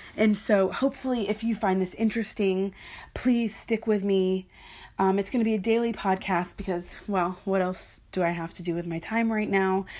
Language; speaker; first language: English; native; English